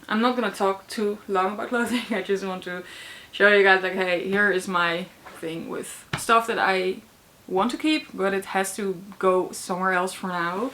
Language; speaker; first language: English; non-native, fluent; Dutch